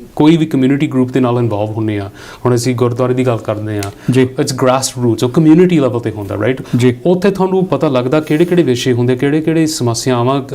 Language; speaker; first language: Punjabi; early bilingual, heritage; Punjabi